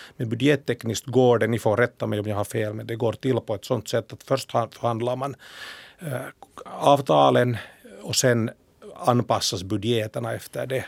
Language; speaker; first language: Swedish; native; Swedish